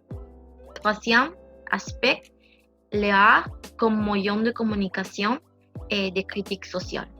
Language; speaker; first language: French; non-native, learner; Spanish